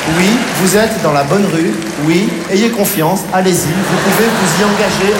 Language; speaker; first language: French; native; French